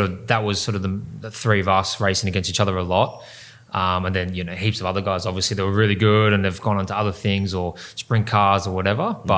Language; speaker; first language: English; native; English